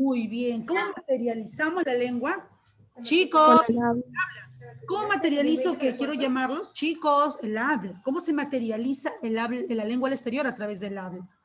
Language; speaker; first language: Spanish; native; Spanish